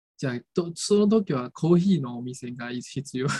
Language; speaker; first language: Japanese; non-native, learner; Chinese